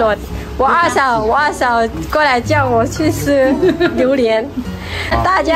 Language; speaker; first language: Chinese; non-native, fluent; Lao